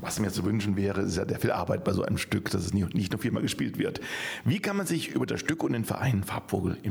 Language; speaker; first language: German; native; German